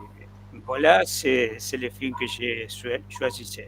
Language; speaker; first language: French; non-native, fluent; Spanish